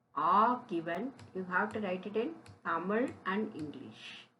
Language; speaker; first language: English; non-native, local second language; Tamil